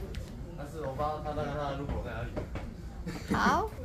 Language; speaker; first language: Chinese; non-native, learner; Filipino